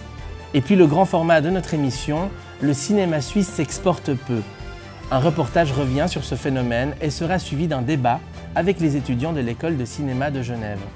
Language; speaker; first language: French; native; French